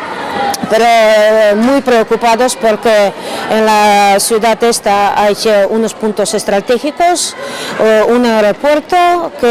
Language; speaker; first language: Spanish; non-native, fluent; Ukrainian